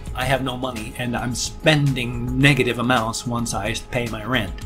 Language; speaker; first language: English; native; English